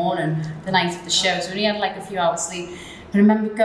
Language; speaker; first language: English; native; English